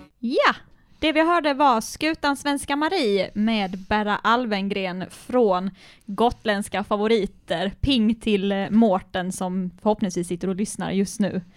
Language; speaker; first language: Swedish; native; Swedish